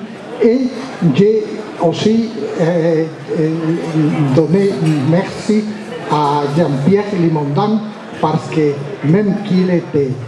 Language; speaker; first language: French; non-native, learner; Spanish